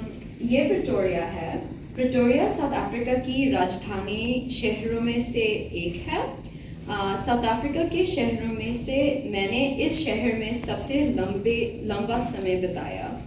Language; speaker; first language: Hindi; non-native, learner; Bangla